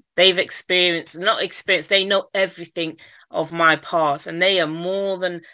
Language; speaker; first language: English; native; English